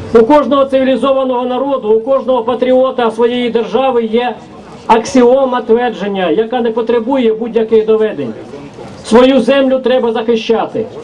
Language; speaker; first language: Ukrainian; native; Ukrainian